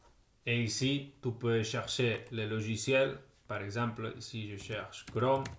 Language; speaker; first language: French; non-native, fluent; Spanish